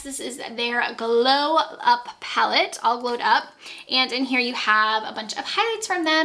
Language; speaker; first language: English; native; English